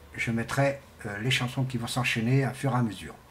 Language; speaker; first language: French; non-native, fluent; Portuguese